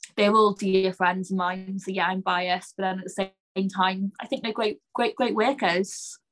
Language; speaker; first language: English; native; English